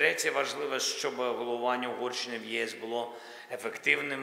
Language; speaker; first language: Ukrainian; non-native, local second language; Russian